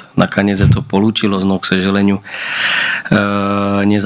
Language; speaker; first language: Russian; non-native, learner; Slovak